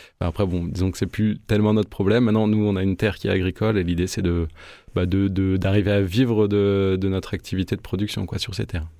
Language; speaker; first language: French; native; French